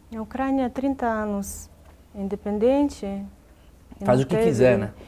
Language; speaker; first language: Portuguese; non-native, fluent; Ukrainian